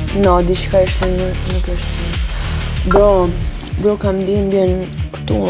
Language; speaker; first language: Albanian; early bilingual, heritage; Albanian